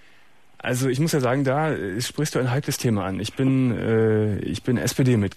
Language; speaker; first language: German; native; German